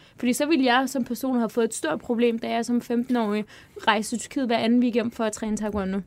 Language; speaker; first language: Danish; early bilingual, other home language; Turkish